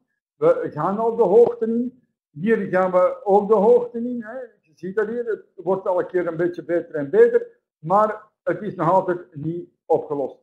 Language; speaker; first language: Dutch; native; Dutch